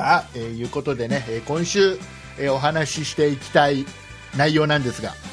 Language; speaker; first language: Japanese; native; Japanese